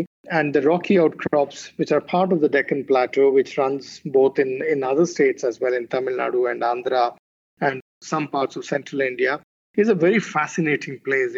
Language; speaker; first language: English; non-native, local second language; Kannada